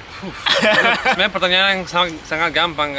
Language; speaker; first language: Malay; early bilingual, other home language; German